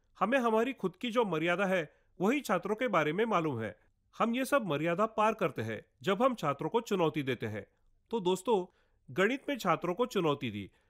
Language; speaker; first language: Hindi; non-native, local second language; Marathi